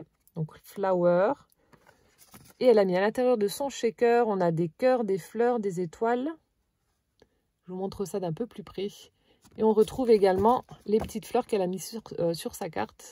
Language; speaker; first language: French; native; French